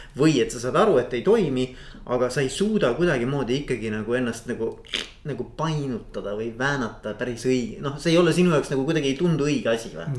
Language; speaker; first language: Estonian; native; Estonian